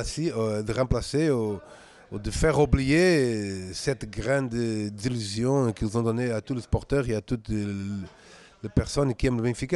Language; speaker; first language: French; non-native, fluent; Portuguese